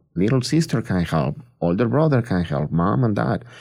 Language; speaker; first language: English; non-native, fluent; Spanish